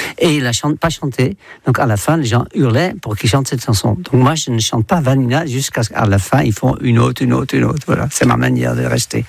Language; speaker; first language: French; non-native, fluent; Dutch